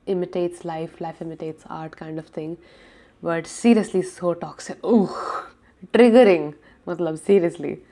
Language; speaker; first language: Hindi; non-native, local second language; Gujarati